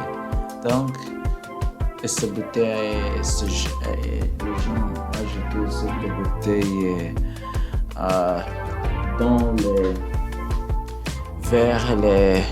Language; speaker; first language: French; non-native, learner; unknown